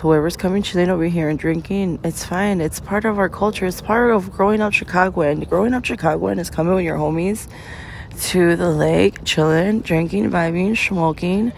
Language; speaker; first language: English; early bilingual, other home language; Spanish